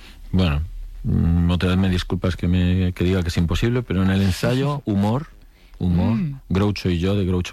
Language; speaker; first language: Spanish; native; Spanish